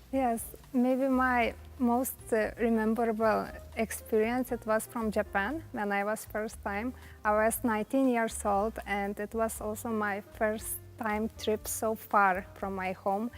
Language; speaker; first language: English; non-native, learner; Lithuanian